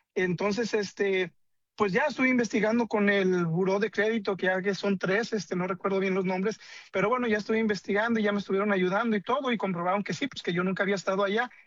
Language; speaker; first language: Spanish; native; Spanish